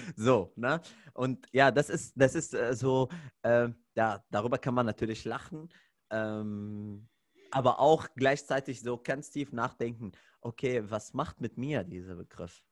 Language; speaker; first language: German; non-native, fluent; Arabic